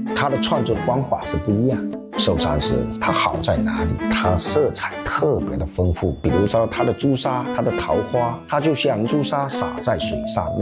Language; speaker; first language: Chinese; native; Chinese